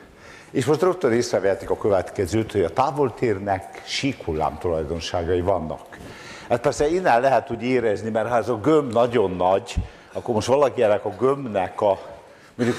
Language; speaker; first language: Hungarian; native; Hungarian